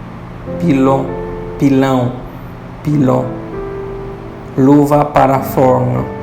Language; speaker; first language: Portuguese; non-native, fluent; Haitian Creole